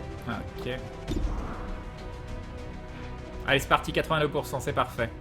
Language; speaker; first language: French; native; French